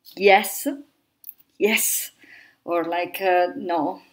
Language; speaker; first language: English; non-native, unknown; Italian